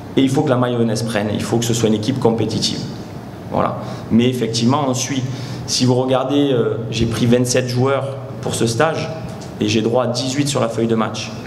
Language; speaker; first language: French; native; French